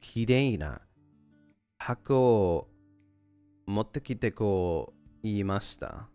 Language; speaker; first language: Japanese; non-native, learner; English